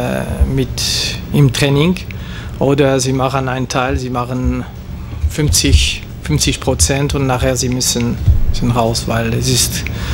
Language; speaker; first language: German; non-native, local second language; French